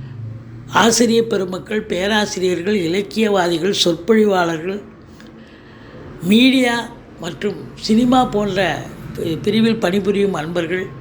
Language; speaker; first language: Tamil; native; Tamil